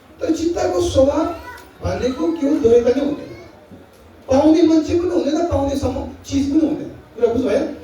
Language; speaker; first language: Nepali; non-native, local second language; Tibetan